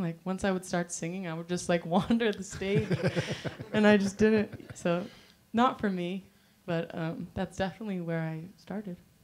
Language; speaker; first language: English; native; English